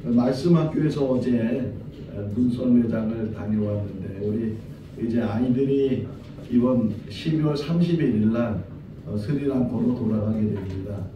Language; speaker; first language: Korean; native; Korean